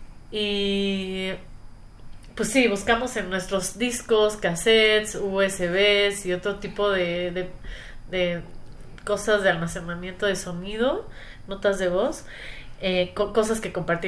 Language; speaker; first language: Spanish; native; Spanish